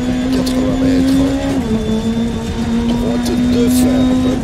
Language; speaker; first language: French; native; French